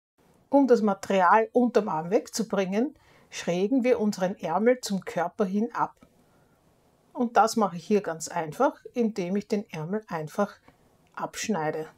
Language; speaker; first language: German; native; German